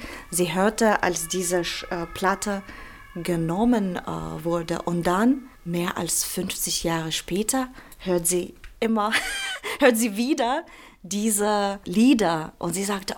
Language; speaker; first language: German; non-native, fluent; Russian